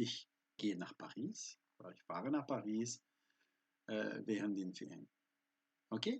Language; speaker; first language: German; non-native, fluent; French